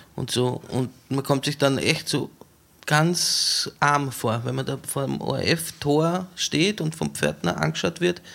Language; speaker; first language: German; native; German